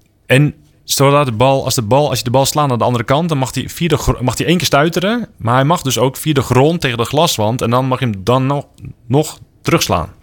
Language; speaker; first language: Dutch; native; Dutch